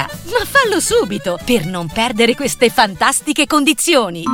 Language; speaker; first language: Italian; native; Italian